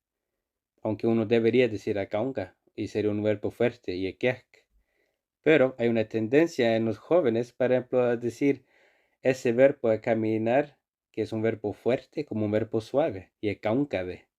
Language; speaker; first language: Spanish; non-native, fluent; Icelandic